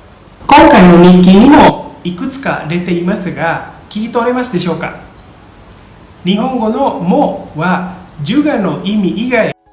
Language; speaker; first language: Japanese; non-native, fluent; Indonesian